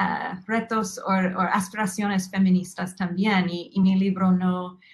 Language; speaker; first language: Spanish; non-native, fluent; English